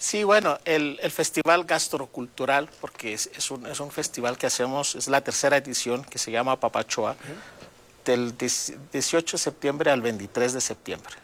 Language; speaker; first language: Spanish; non-native, fluent; Greek